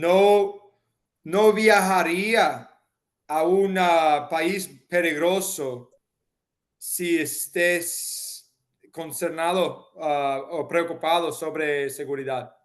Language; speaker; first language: Spanish; non-native, fluent; English